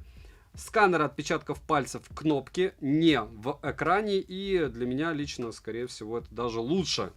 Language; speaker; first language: Russian; native; Russian